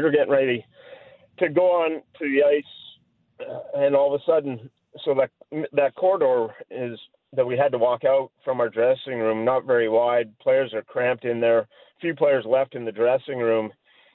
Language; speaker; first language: English; native; English